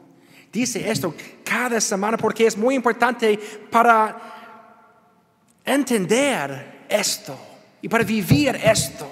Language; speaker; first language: Spanish; non-native, learner; English